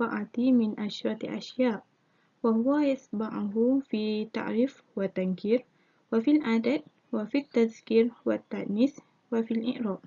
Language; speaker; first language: Arabic; non-native, learner; Malay